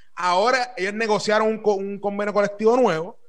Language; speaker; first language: Spanish; native; Spanish